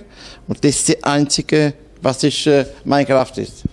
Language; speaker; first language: German; non-native, fluent; Italian